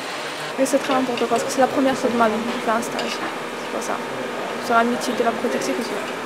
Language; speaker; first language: French; non-native, learner; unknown